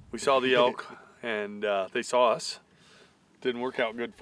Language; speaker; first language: English; native; English